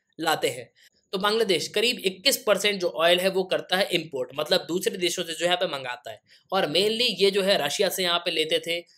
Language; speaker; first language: Hindi; native; Hindi